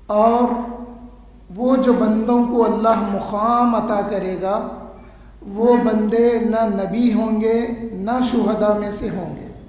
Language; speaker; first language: Urdu; native; Urdu